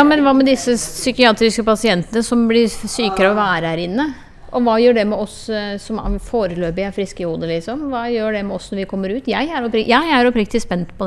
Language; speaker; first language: Norwegian; native; Norwegian